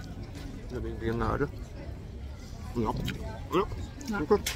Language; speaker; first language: Indonesian; non-native, learner; German